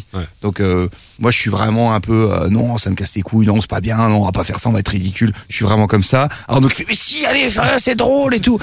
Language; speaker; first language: French; native; French